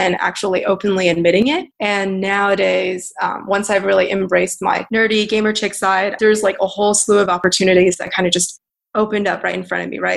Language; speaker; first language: English; native; English